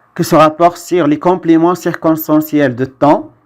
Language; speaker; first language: French; non-native, local second language; Arabic